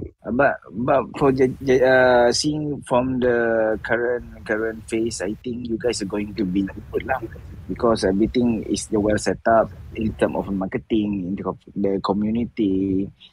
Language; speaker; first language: English; non-native, local second language; Malay